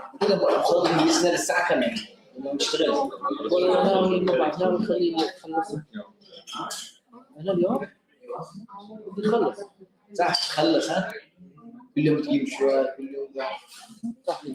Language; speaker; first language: Arabic; native; Arabic